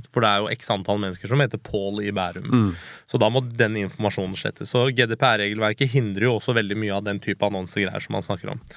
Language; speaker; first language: Norwegian; early bilingual, other home language; Persian